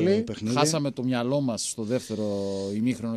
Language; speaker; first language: Greek; native; Greek